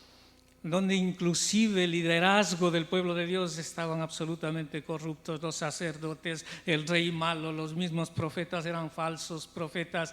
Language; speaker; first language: Spanish; native; Spanish